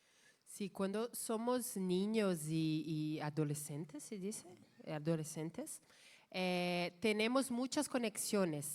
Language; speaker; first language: Spanish; non-native, fluent; Portuguese